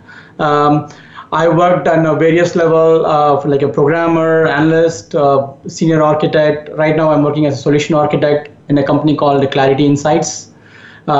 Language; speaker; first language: English; non-native, local second language; Tamil